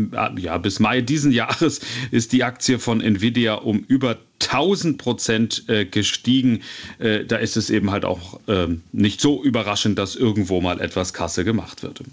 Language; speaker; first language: German; native; German